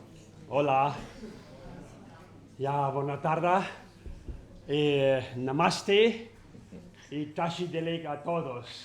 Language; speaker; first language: Spanish; non-native, learner; Tibetan